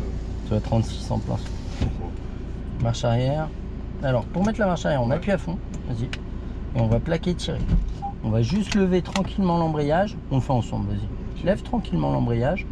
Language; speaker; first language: French; native; French